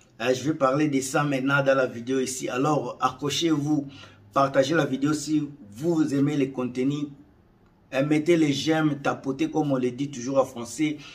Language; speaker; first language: French; non-native, local second language; Lingala